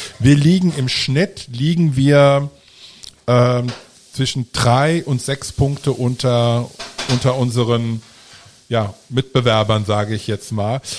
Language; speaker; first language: German; early bilingual, other home language; Italian